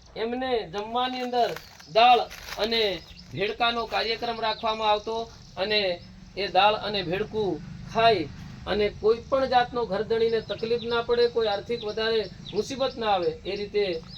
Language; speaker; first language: Gujarati; native; Gujarati